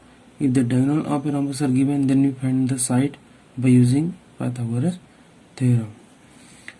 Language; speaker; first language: English; non-native, local second language; Hindi